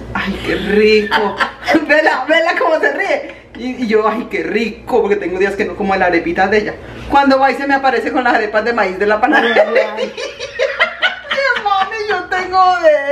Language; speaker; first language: Spanish; native; Spanish